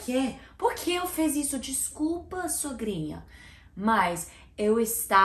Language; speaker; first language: Portuguese; non-native, learner; English